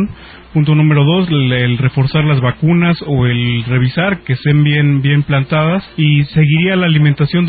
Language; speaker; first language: Spanish; native; Spanish